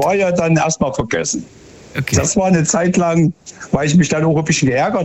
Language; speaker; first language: German; native; German